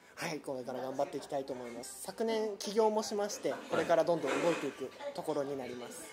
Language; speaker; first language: Japanese; native; Japanese